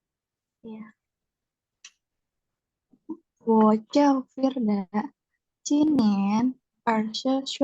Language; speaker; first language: Chinese; non-native, learner; Indonesian